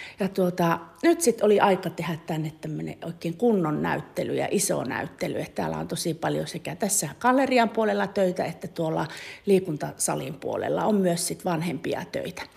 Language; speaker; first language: Finnish; native; Finnish